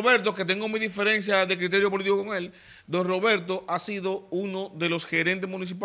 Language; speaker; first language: Spanish; native; Spanish